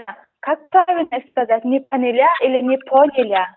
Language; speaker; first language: Russian; non-native, learner; Turkmen